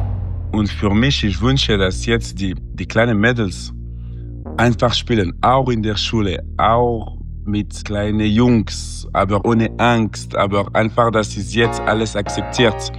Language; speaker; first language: German; non-native, local second language; French